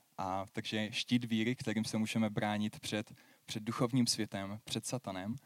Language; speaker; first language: Czech; native; Czech